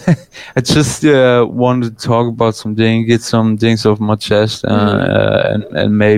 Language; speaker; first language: English; non-native, fluent; German